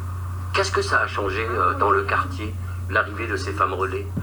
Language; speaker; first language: French; native; French